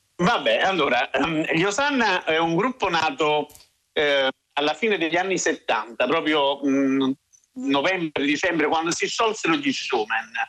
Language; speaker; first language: Italian; native; Italian